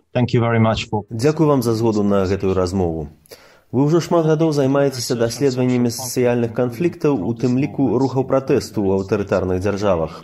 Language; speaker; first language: Belarusian; native; Belarusian